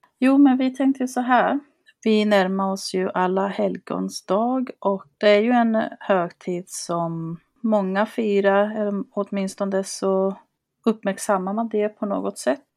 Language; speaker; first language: Swedish; early bilingual, other home language; Spanish